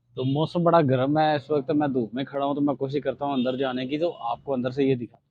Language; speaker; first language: Urdu; non-native, local second language; Punjabi